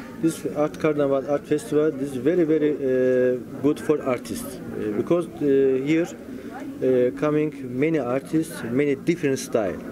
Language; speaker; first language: English; non-native, learner; Turkish